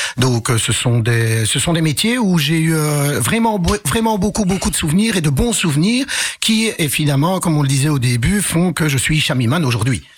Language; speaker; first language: French; early bilingual, other home language; Arabic